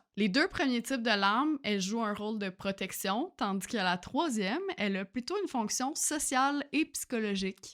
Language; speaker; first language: French; native; French